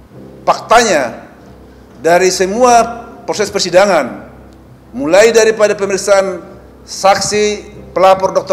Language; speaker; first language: Indonesian; native; Indonesian